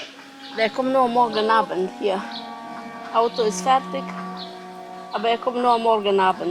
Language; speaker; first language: German; non-native, learner; Romanian